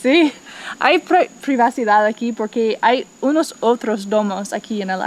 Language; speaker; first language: Spanish; non-native, learner; English